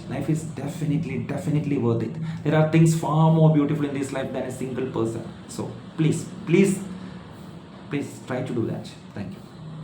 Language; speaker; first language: English; non-native, local second language; Malayalam